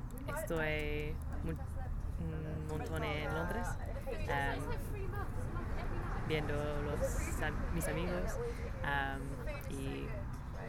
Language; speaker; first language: Spanish; non-native, learner; English